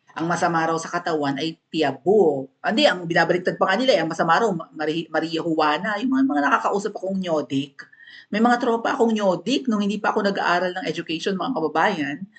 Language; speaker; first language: Filipino; non-native, local second language; Cebuano